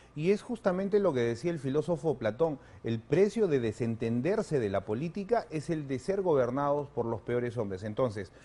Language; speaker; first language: Spanish; native; Spanish